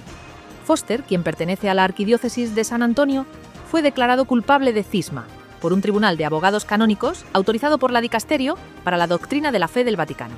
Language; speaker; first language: Spanish; native; Spanish